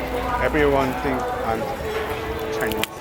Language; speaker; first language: English; non-native, learner; Korean